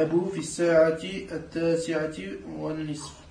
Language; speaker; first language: Arabic; non-native, learner; French